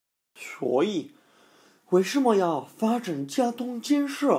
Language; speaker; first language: Chinese; non-native, fluent; English